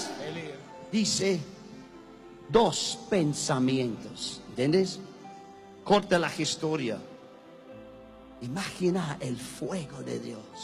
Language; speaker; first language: Spanish; non-native, learner; English